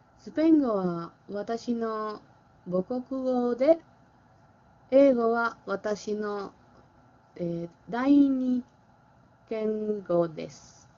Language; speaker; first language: Japanese; non-native, learner; Spanish